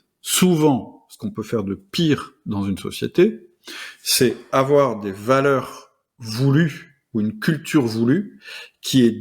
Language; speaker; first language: French; native; French